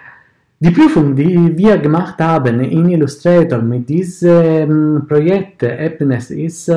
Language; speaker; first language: German; non-native, fluent; Italian